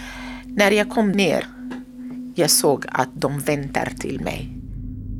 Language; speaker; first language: Swedish; non-native, learner; Arabic